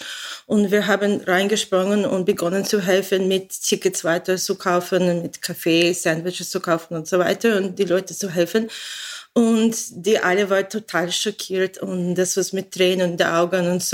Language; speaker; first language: German; non-native, fluent; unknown